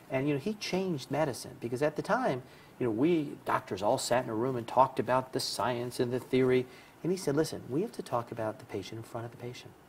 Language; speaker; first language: English; native; English